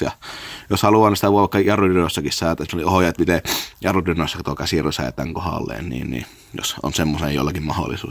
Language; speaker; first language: Finnish; native; Finnish